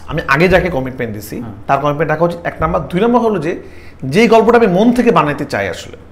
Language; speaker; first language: Bangla; native; Bangla